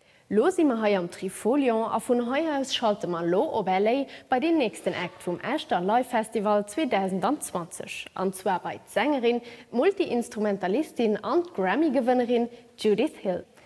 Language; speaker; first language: German; non-native, local second language; Luxembourgish